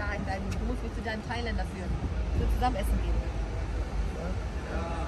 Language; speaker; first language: German; native; German